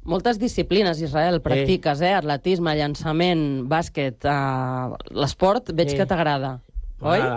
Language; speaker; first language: Catalan; native; Catalan